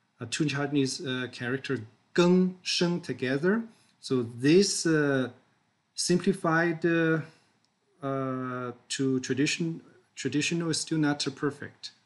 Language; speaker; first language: English; non-native, fluent; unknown